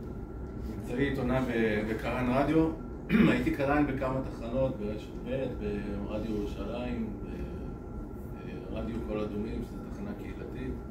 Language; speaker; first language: Hebrew; native; Hebrew